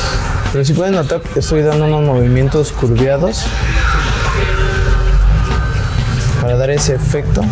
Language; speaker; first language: Spanish; native; Spanish